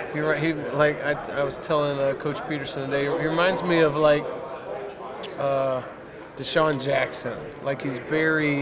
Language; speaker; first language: English; native; English